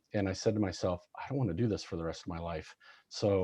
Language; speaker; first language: English; native; English